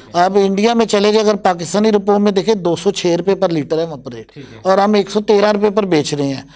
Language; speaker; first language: Urdu; non-native, local second language; Punjabi